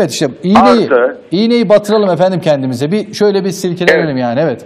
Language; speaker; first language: Turkish; native; Turkish